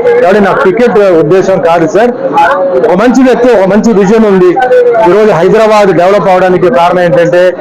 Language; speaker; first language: Telugu; non-native, fluent; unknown